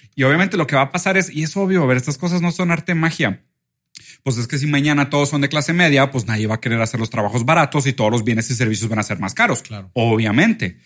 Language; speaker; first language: Spanish; early bilingual, other home language; Portuguese